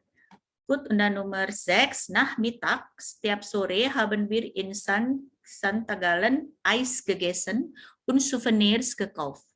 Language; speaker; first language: German; non-native, fluent; Indonesian